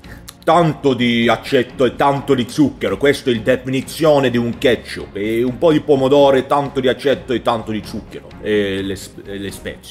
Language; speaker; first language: Italian; non-native, learner; Swedish